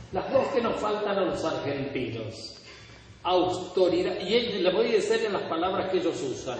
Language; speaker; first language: Spanish; native; Spanish